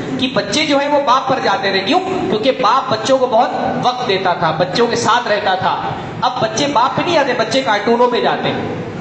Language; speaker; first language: Urdu; native; Urdu